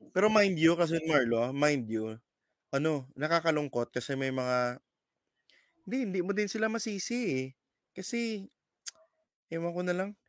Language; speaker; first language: Filipino; native; Filipino